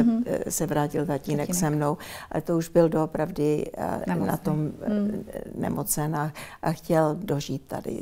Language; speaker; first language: Czech; early bilingual, heritage; Czech